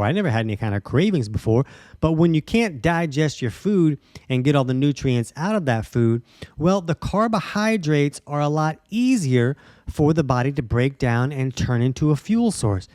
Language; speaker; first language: English; native; English